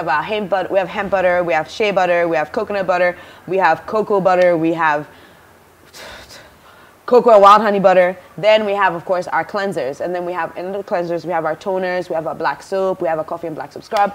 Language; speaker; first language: English; non-native, local second language; Akan